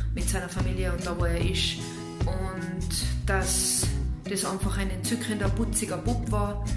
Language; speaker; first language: German; native; German